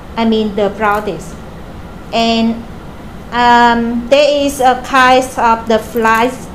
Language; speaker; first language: English; non-native, learner; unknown